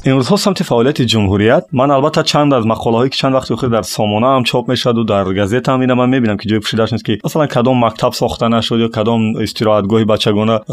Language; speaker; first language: Tajik; native; Tajik